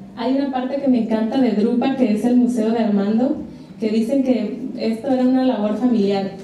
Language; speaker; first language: Spanish; native; Spanish